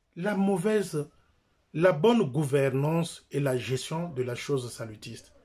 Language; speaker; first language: French; non-native, local second language; Lingala